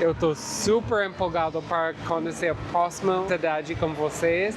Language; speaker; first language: Portuguese; non-native, fluent; English